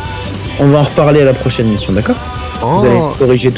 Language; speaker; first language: French; native; French